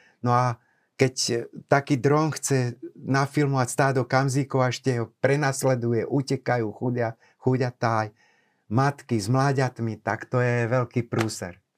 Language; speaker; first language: Slovak; native; Slovak